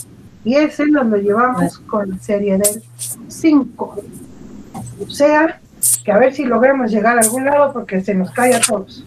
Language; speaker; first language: Spanish; native; Spanish